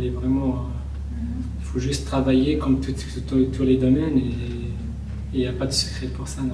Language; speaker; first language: French; non-native, local second language; Kabyle